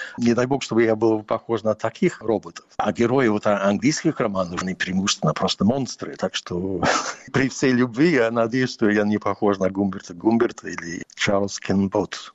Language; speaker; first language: Russian; non-native, fluent; English